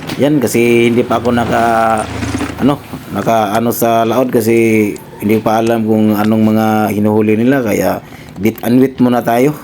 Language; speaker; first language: Filipino; non-native, local second language; Cebuano